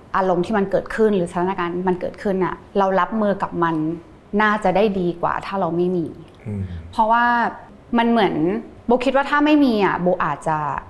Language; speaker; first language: Thai; early bilingual, heritage; Thai